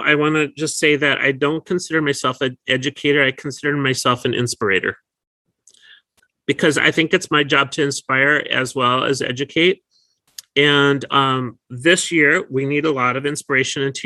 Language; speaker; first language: English; native; English